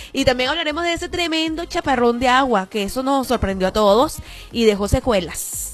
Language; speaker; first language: Spanish; native; Spanish